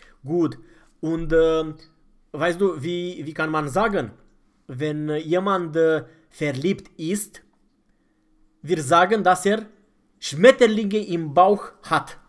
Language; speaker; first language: German; non-native, fluent; Romanian